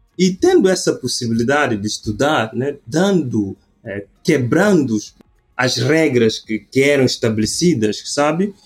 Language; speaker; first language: Portuguese; non-native, local second language; Upper Guinea Crioulo